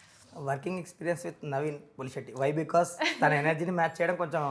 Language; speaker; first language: Telugu; native; Telugu